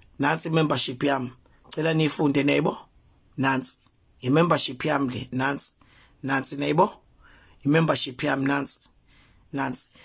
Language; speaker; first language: Zulu; native; Zulu